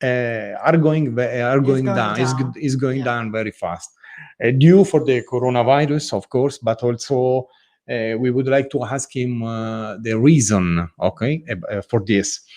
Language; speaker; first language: English; non-native, learner; Italian